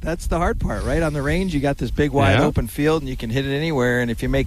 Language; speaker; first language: English; native; English